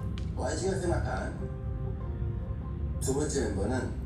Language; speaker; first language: Korean; native; Korean